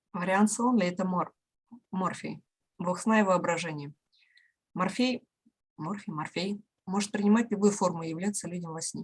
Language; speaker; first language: Russian; native; Russian